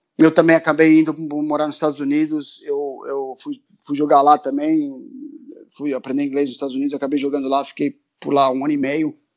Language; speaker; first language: Portuguese; early bilingual, other home language; Spanish